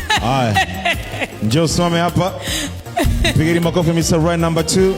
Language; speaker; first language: Swahili; native; Swahili